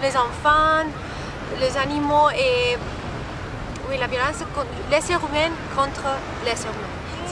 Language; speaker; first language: French; non-native, learner; Spanish